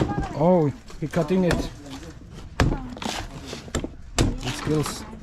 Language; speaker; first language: English; non-native, fluent; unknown